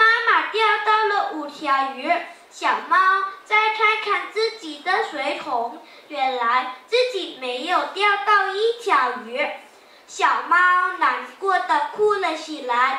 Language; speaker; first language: Chinese; non-native, learner; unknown